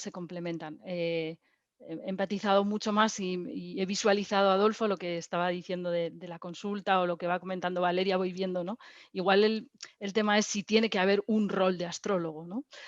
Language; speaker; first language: Spanish; native; Spanish